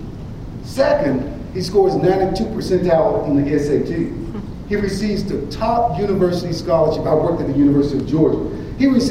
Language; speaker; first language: English; native; English